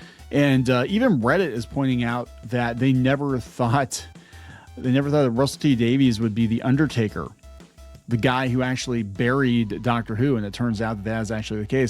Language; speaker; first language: English; native; English